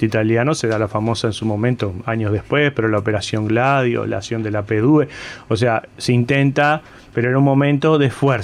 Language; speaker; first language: Spanish; native; Spanish